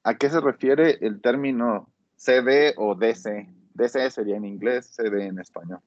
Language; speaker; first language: Spanish; native; Spanish